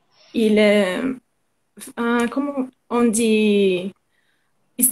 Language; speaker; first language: French; non-native, learner; Portuguese